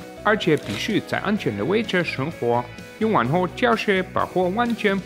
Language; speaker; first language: Chinese; native; Chinese